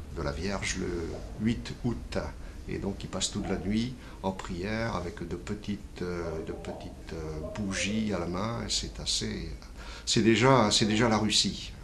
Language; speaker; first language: French; native; French